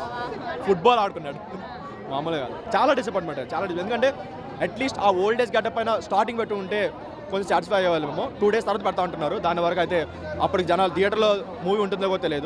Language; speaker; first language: Telugu; native; Telugu